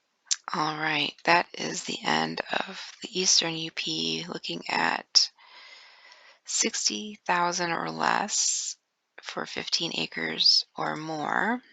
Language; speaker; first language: English; native; English